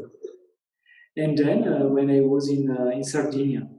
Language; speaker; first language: English; non-native, learner; Italian